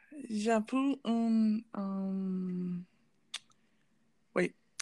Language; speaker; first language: French; non-native, learner; English